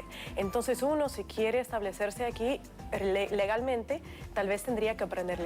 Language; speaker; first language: Spanish; non-native, fluent; Russian